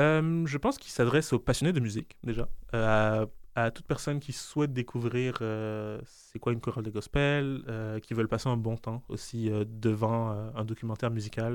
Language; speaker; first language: French; native; French